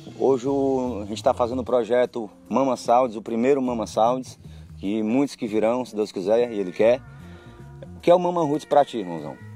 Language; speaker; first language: Portuguese; native; Portuguese